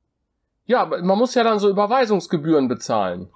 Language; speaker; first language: German; native; German